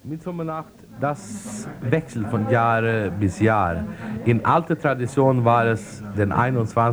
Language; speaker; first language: German; non-native, learner; Swedish